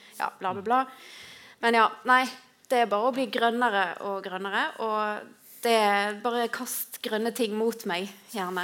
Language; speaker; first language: Norwegian; native; Norwegian